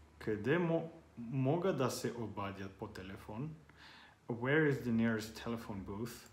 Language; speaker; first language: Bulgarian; non-native, learner; Finnish